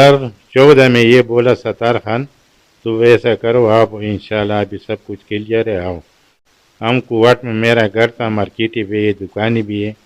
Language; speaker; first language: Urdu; non-native, local second language; Pashto